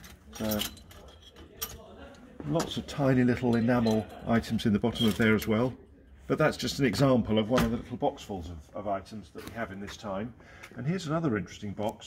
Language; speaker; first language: English; native; English